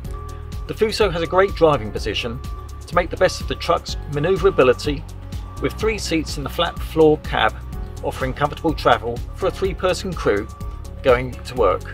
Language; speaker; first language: English; native; English